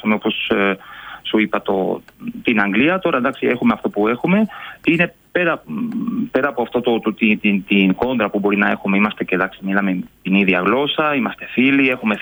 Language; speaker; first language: Greek; non-native, fluent; Spanish